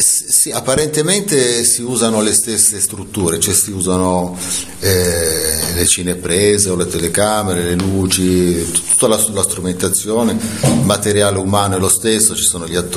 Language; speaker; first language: Italian; native; Italian